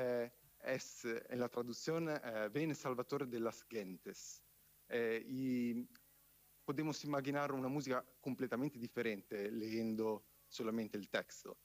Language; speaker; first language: Spanish; non-native, fluent; Italian